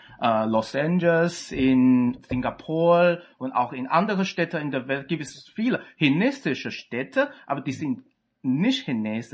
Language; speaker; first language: German; non-native, fluent; Chinese